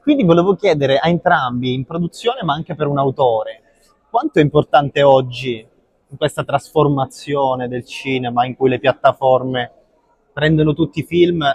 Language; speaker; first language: Italian; native; Italian